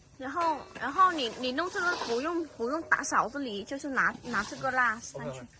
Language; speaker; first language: Chinese; non-native, fluent; Vietnamese